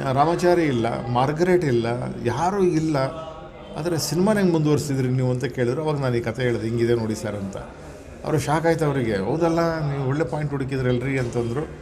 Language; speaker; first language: Kannada; native; Kannada